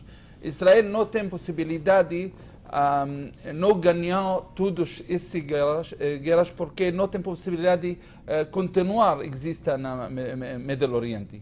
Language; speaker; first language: Spanish; non-native, learner; Hebrew